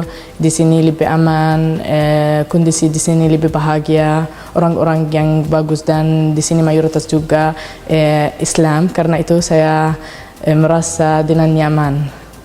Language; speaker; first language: Indonesian; non-native, fluent; Arabic